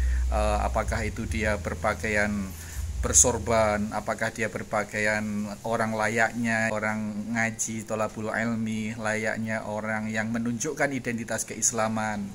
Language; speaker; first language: Indonesian; native; Indonesian